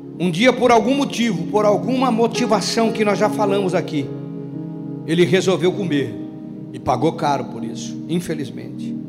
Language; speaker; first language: Portuguese; native; Portuguese